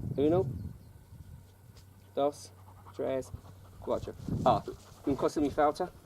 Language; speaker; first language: Spanish; non-native, learner; English